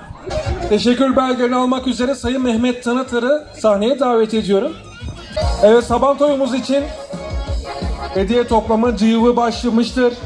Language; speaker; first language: Turkish; native; Turkish